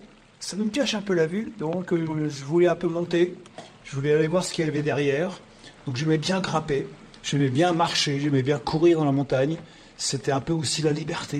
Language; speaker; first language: French; native; French